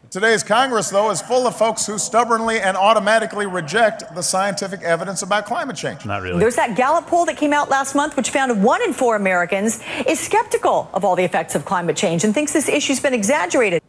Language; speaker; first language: English; native; English